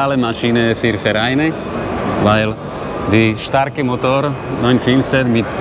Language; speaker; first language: German; non-native, learner; Slovak